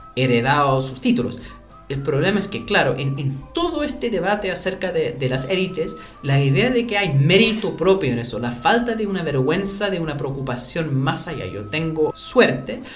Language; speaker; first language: Spanish; non-native, fluent; English